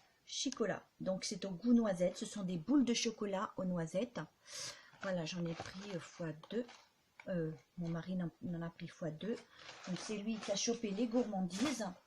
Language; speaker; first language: French; native; French